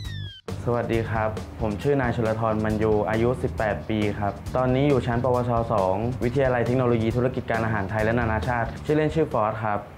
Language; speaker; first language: Thai; native; Thai